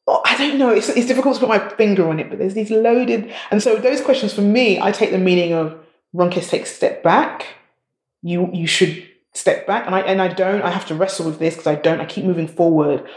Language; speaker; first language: English; native; English